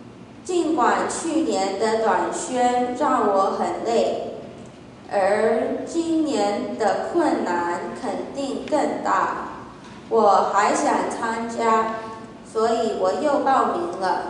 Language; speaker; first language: Chinese; early bilingual, heritage; Chinese